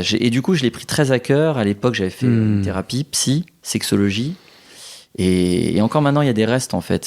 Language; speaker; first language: French; native; French